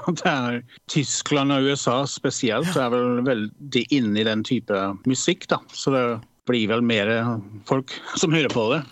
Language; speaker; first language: Norwegian; early bilingual, other home language; Polish